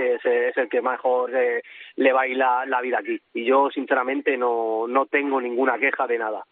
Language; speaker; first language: Spanish; native; Spanish